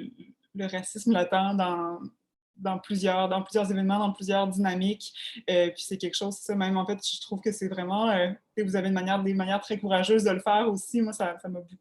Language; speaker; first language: French; native; French